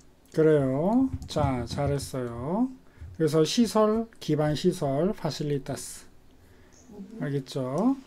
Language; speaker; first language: Korean; native; Korean